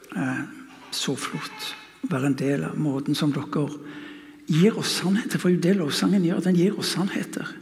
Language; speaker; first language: Norwegian; non-native, fluent; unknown